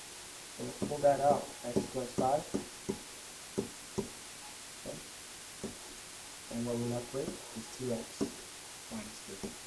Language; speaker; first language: English; native; English